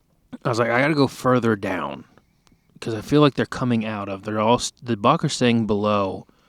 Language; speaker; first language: English; native; English